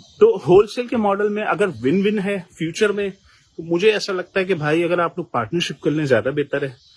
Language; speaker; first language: Urdu; native; Urdu